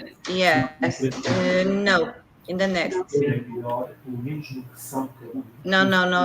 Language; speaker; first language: English; non-native, fluent; Portuguese